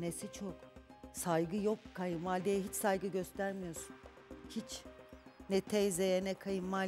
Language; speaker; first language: Turkish; native; Turkish